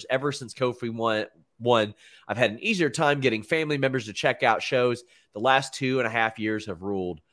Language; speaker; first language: English; native; English